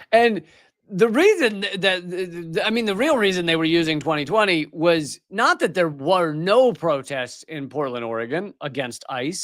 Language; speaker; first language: English; native; English